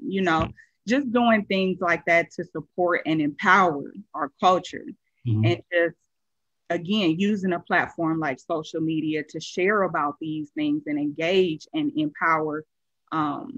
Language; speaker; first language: English; native; English